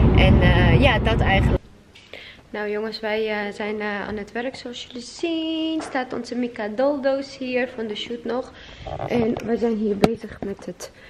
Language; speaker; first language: Dutch; non-native, fluent; Chechen